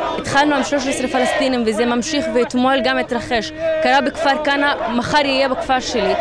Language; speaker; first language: Hebrew; non-native, local second language; Arabic